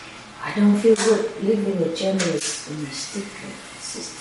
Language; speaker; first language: English; non-native, learner; Vietnamese